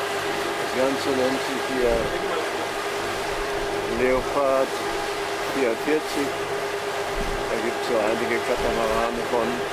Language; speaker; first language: German; native; German